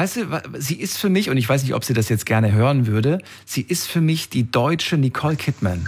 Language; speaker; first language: German; native; German